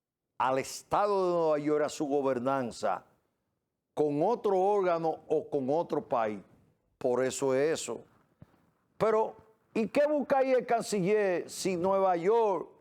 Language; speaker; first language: Spanish; native; Spanish